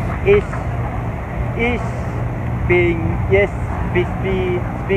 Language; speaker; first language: German; non-native, learner; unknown